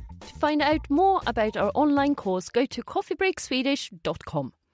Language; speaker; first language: English; non-native, fluent; Swedish